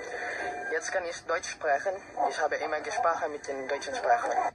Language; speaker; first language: German; non-native, learner; Filipino